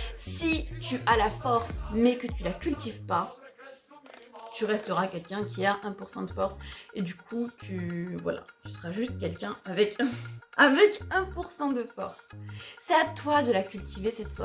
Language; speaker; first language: French; native; French